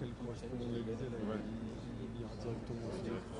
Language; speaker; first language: French; native; French